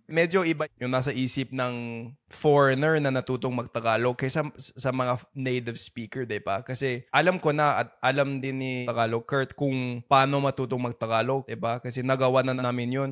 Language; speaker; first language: Filipino; non-native, fluent; English